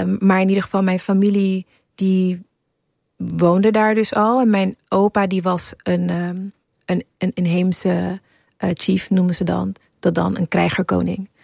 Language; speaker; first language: Dutch; early bilingual, other home language; English